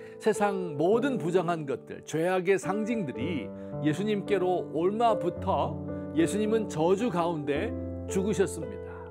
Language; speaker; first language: Korean; native; Korean